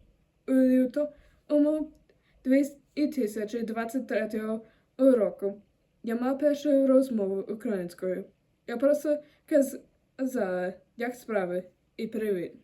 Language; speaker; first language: Ukrainian; non-native, learner; German